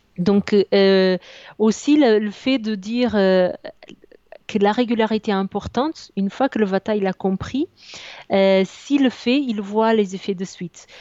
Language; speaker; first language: French; non-native, fluent; Portuguese